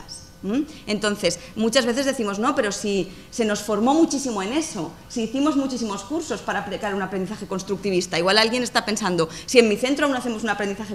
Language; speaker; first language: Spanish; native; Spanish